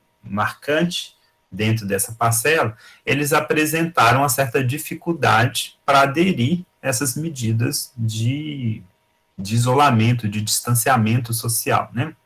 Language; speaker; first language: Portuguese; native; Portuguese